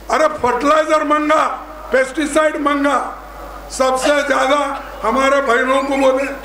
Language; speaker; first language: Hindi; non-native, local second language; Kannada